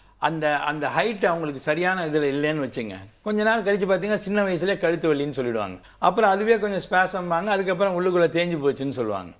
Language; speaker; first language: Tamil; native; Tamil